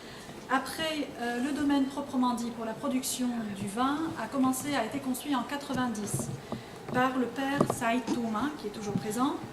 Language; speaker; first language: French; non-native, local second language; Arabic